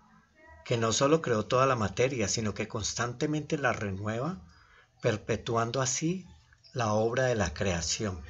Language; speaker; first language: Spanish; native; Spanish